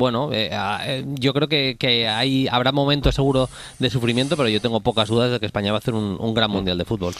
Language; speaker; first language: Spanish; native; Spanish